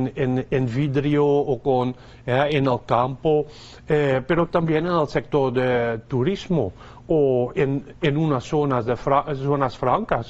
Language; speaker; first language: Spanish; non-native, fluent; Dutch